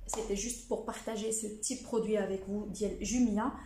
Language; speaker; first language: French; non-native, local second language; Arabic